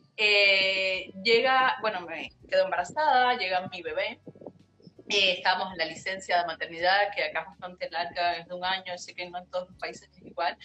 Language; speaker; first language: Spanish; native; Spanish